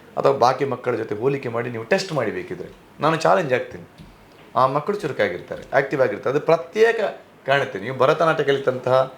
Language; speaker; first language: Kannada; non-native, local second language; Tulu